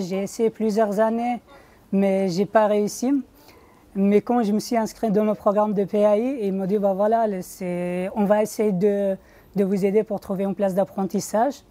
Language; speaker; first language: French; non-native, fluent; Kurdish